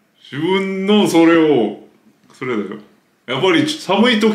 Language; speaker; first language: Japanese; non-native, fluent; Korean